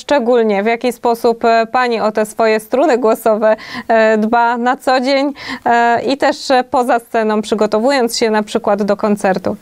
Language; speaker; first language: Polish; native; Polish